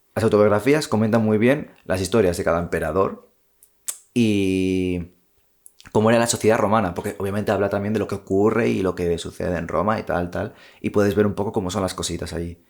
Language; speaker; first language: Spanish; native; Spanish